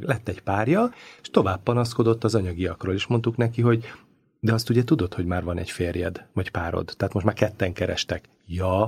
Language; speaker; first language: Hungarian; native; Hungarian